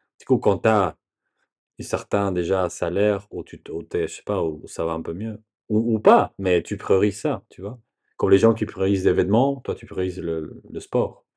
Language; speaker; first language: French; non-native, learner; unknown